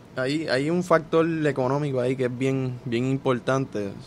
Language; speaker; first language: Spanish; native; Spanish